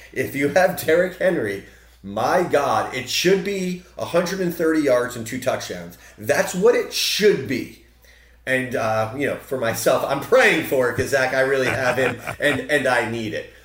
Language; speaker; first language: English; native; English